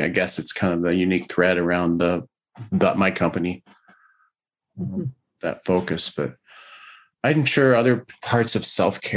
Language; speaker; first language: English; native; English